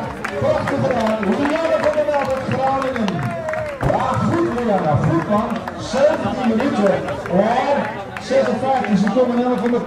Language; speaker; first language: Dutch; native; Dutch